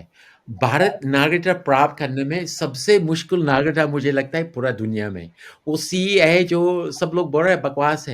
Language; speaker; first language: Hindi; non-native, fluent; English